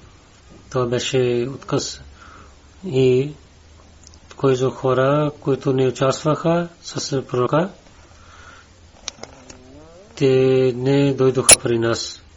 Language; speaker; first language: Bulgarian; non-native, learner; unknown